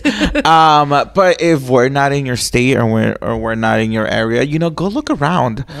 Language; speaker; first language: English; early bilingual, other home language; Spanish